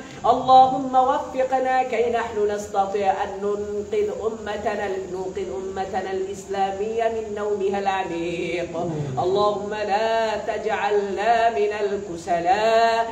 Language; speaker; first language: Arabic; non-native, fluent; Bangla